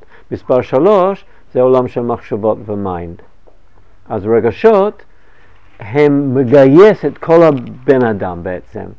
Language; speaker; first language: Hebrew; non-native, fluent; English